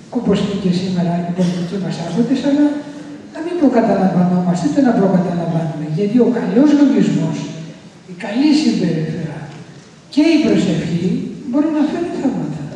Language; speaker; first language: Greek; native; Greek